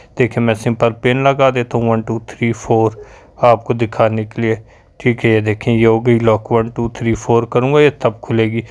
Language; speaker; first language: Urdu; native; Urdu